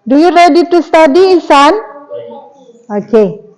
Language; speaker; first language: English; non-native, learner; Indonesian